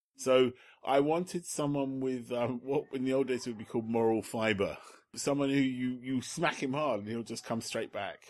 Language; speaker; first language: English; native; English